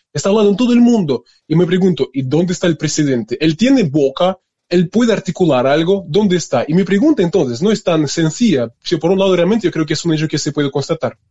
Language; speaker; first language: Spanish; non-native, fluent; Russian